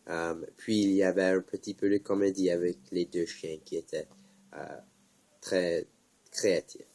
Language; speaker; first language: French; non-native, learner; English